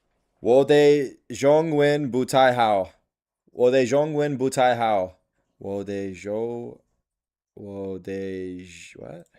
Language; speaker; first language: Chinese; non-native, learner; English